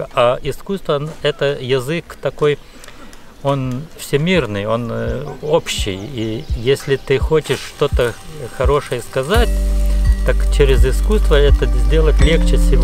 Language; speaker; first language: Russian; non-native, fluent; Lithuanian